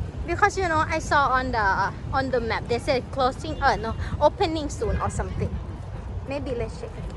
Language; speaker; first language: English; non-native, learner; Thai